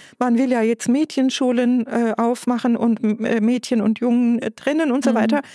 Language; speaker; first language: German; non-native, fluent; Turkish